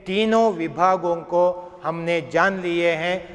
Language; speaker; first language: Hindi; non-native, local second language; Kannada